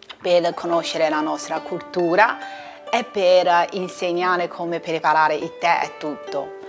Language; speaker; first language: Italian; non-native, learner; Chinese